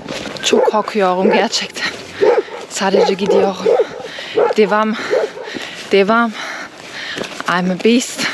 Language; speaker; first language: Turkish; non-native, learner; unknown